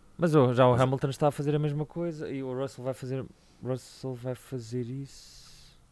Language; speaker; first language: Portuguese; native; Portuguese